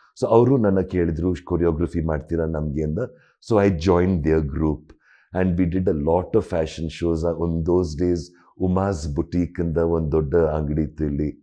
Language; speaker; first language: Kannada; non-native, local second language; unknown